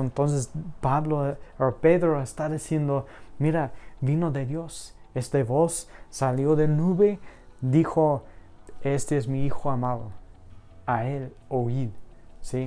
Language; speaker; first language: Spanish; non-native, fluent; English